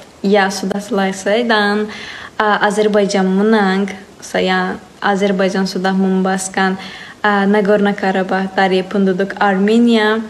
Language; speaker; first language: Indonesian; non-native, fluent; Azerbaijani